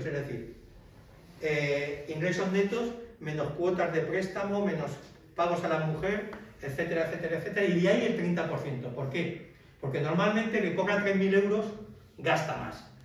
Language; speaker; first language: Spanish; native; Spanish